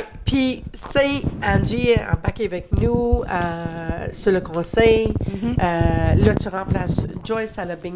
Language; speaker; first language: French; native; French